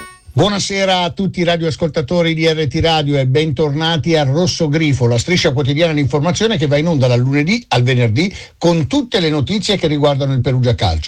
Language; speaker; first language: Italian; native; Italian